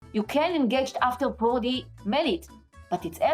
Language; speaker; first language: English; non-native, learner; Hebrew